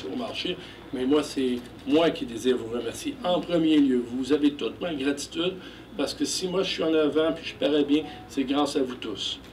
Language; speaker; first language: French; native; French